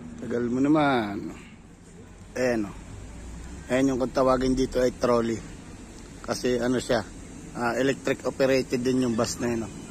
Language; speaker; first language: Filipino; native; Filipino